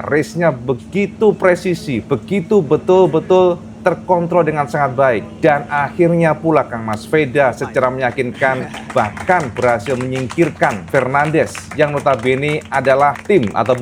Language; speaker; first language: Indonesian; native; Indonesian